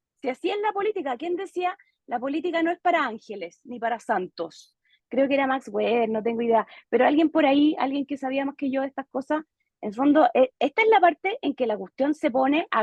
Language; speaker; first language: Spanish; native; Spanish